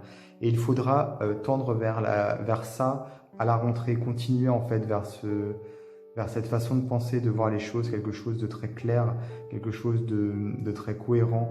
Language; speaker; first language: French; native; French